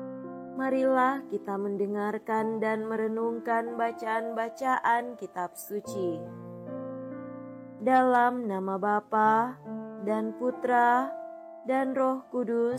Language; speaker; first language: Indonesian; native; Indonesian